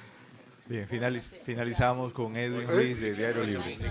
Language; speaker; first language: Spanish; native; Spanish